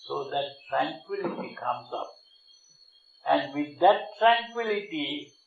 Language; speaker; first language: English; non-native, local second language; Sinhala